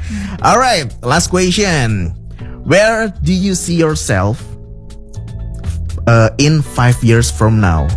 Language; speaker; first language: English; non-native, local second language; Indonesian